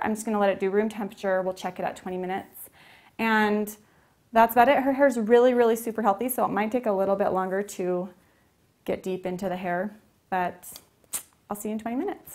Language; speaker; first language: English; native; English